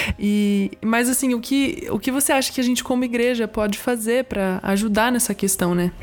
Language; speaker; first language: Portuguese; native; Portuguese